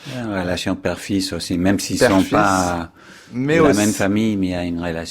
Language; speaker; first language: French; non-native, fluent; English